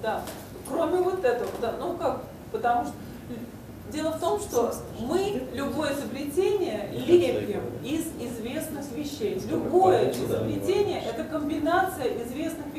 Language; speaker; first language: Russian; native; Russian